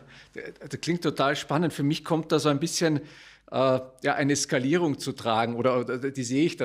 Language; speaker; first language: German; native; German